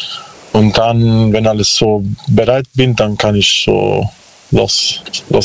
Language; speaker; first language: German; non-native, learner; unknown